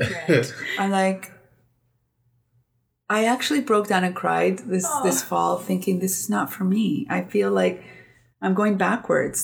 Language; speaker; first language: English; non-native, fluent; Greek